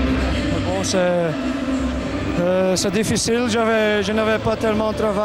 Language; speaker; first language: French; non-native, local second language; Dutch